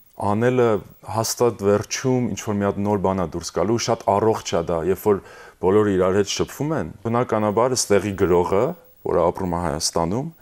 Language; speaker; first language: Armenian; early bilingual, heritage; Armenian